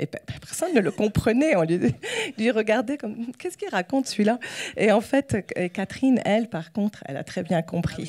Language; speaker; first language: French; non-native, local second language; Arabic